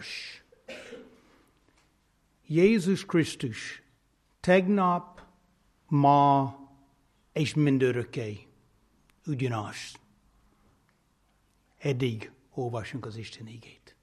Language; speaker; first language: Hungarian; non-native, fluent; English